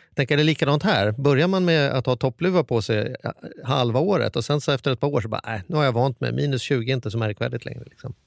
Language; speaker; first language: Swedish; native; Swedish